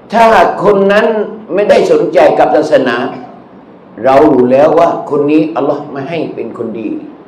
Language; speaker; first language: Thai; non-native, local second language; Malay